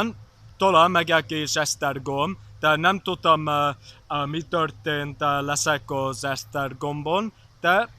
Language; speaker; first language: Hungarian; non-native, learner; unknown